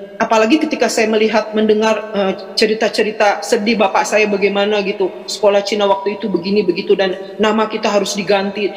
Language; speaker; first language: Indonesian; native; Indonesian